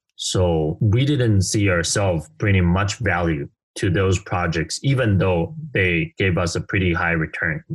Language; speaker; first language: English; non-native, fluent; Chinese